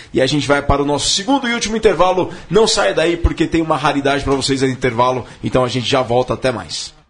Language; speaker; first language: Portuguese; native; Portuguese